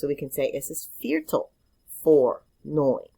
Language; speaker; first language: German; non-native, fluent; English